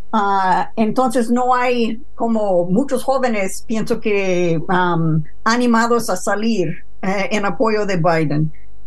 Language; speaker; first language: Spanish; non-native, fluent; English